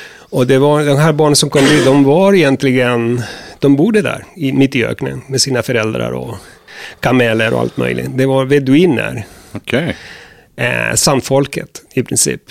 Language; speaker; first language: Swedish; non-native, fluent; Spanish